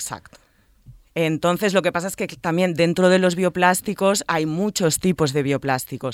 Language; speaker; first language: Spanish; native; Spanish